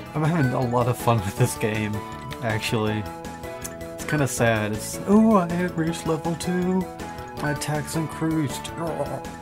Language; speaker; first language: English; native; English